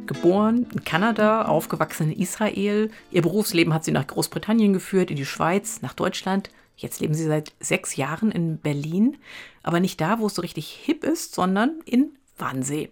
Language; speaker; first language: German; native; German